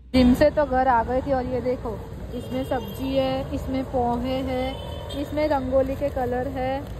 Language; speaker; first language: Hindi; non-native, local second language; Gujarati